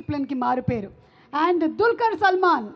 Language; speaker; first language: Telugu; native; Telugu